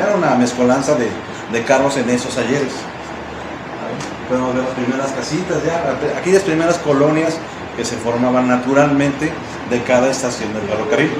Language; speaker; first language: Spanish; native; Spanish